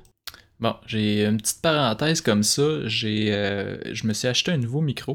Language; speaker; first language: French; native; French